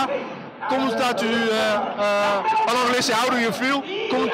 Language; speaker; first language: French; non-native, learner; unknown